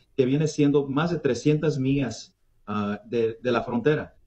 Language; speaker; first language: Spanish; early bilingual, heritage; Spanish